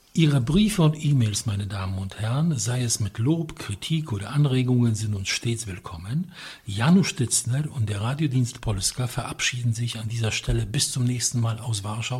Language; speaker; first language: German; non-native, fluent; Polish